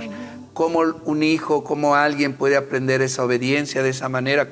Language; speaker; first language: Spanish; native; Spanish